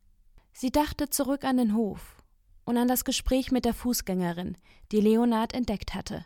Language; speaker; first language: German; native; German